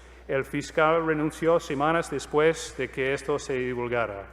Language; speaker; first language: Spanish; non-native, fluent; English